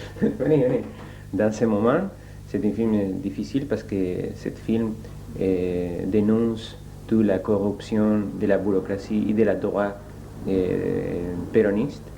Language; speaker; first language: French; non-native, learner; Spanish